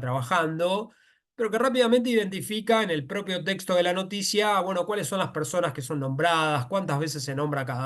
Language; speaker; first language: Spanish; native; Spanish